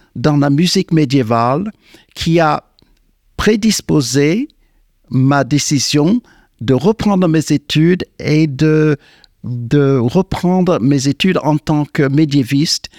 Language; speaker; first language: French; non-native, fluent; English